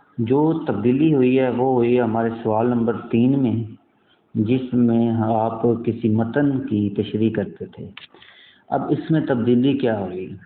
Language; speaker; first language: Urdu; non-native, local second language; Punjabi